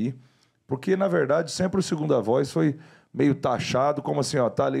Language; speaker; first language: Portuguese; native; Portuguese